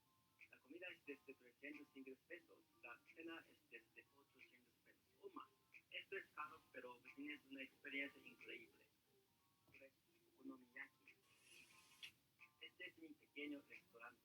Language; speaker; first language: Spanish; non-native, learner; Japanese